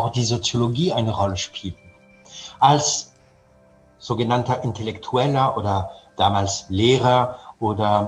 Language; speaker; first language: German; non-native, fluent; French